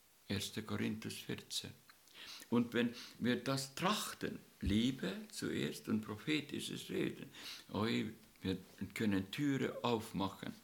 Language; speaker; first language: German; non-native, learner; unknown